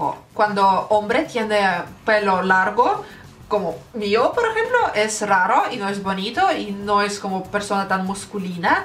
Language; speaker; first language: Spanish; non-native, learner; Russian